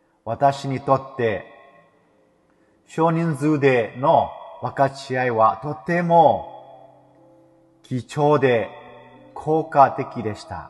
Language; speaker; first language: Japanese; non-native, fluent; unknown